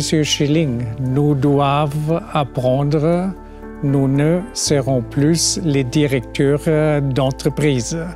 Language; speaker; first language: French; non-native, fluent; German